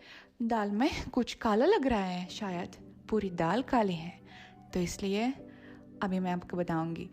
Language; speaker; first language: Hindi; non-native, fluent; Russian